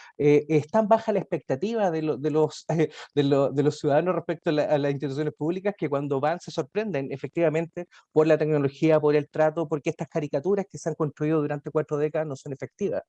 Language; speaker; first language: Spanish; native; Spanish